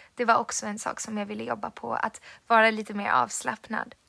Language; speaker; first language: Swedish; native; Swedish